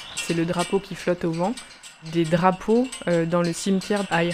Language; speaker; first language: French; native; French